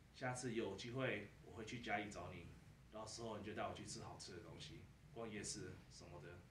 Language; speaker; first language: Chinese; early bilingual, heritage; Chinese